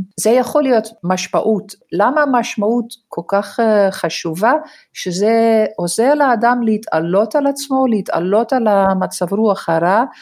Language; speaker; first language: Hebrew; non-native, fluent; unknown